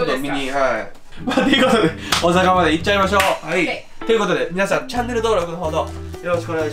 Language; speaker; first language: Japanese; native; Japanese